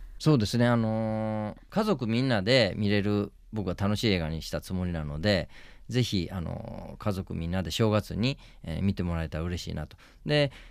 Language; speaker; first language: Japanese; native; Japanese